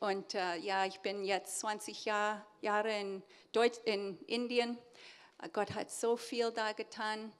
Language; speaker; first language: German; early bilingual, heritage; English